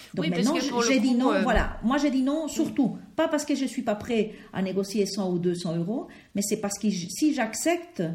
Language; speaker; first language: French; non-native, fluent; Spanish